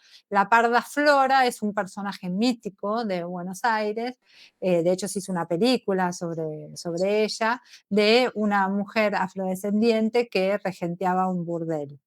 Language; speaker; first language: Spanish; native; Spanish